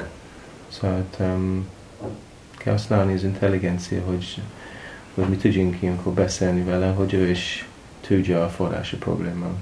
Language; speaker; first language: Hungarian; non-native, learner; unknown